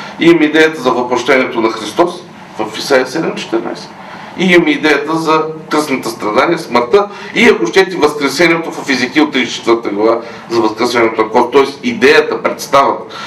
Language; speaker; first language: Bulgarian; native; Bulgarian